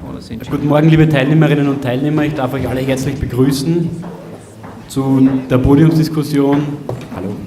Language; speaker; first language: German; native; German